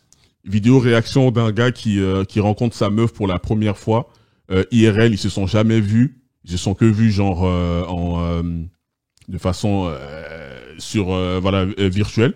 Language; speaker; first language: French; native; French